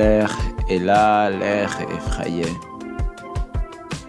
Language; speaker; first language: French; non-native, learner; English